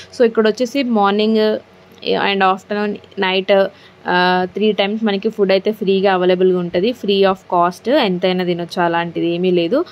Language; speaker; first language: Telugu; non-native, local second language; Lambadi